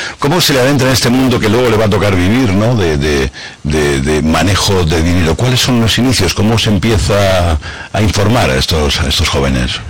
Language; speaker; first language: Spanish; native; Spanish